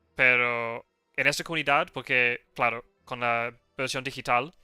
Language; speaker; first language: Spanish; non-native, learner; English